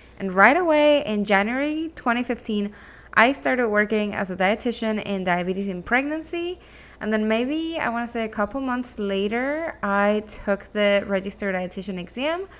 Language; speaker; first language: English; non-native, fluent; Spanish